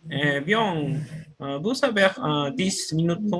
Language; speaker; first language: French; non-native, learner; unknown